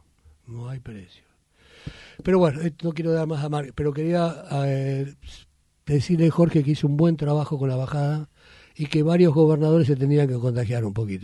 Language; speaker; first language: Spanish; native; Spanish